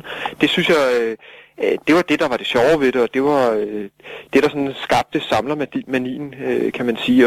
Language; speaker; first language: Danish; native; Danish